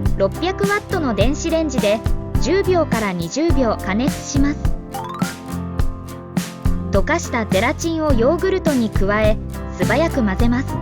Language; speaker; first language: Japanese; native; Japanese